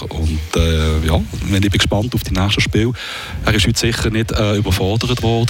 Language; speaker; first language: German; native; German